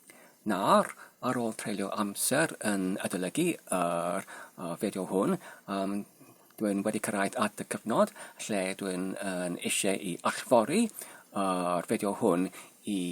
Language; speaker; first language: Welsh; non-native, learner; Polish